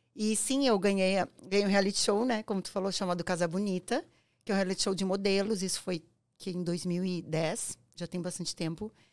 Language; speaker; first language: Portuguese; native; Portuguese